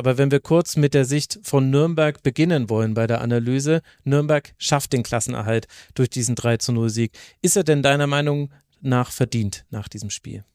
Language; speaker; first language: German; native; German